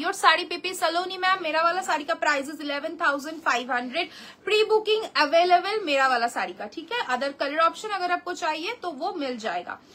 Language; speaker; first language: Hindi; non-native, local second language; Bangla